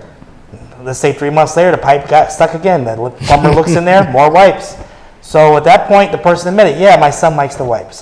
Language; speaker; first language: English; native; English